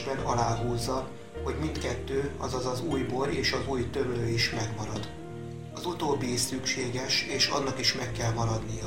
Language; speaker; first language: Hungarian; native; Hungarian